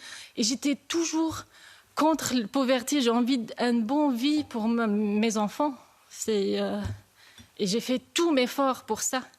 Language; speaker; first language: French; non-native, learner; Arabic